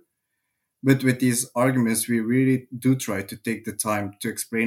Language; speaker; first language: English; non-native, fluent; Dutch